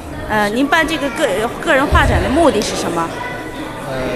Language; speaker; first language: Chinese; native; Chinese